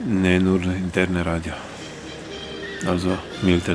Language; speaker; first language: German; non-native, fluent; Romanian